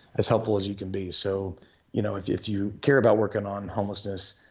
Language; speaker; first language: English; native; English